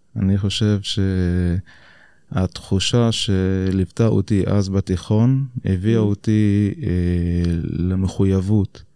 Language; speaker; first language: Hebrew; non-native, local second language; Arabic